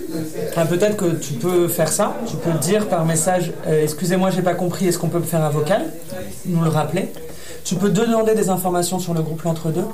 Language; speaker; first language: French; native; French